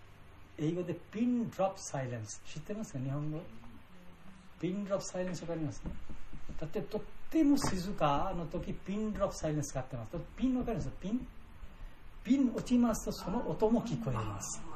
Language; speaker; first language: Japanese; non-native, learner; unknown